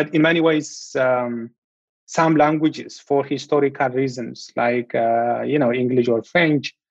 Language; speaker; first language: English; non-native, fluent; Amharic